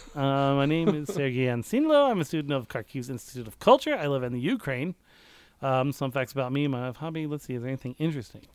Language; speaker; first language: English; early bilingual, other home language; Slovenian